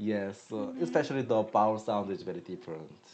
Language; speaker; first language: English; non-native, learner; Korean